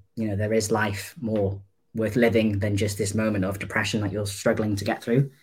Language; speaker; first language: English; native; English